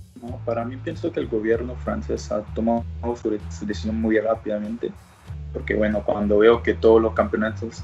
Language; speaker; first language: Spanish; early bilingual, other home language; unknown